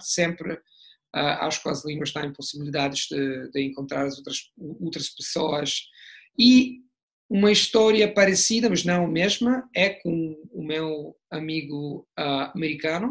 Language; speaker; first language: Portuguese; non-native, fluent; Italian